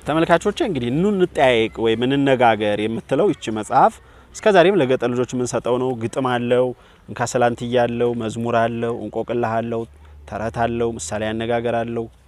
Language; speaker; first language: Amharic; native; Amharic